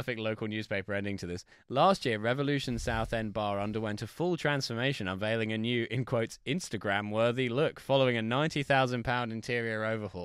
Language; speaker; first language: English; native; English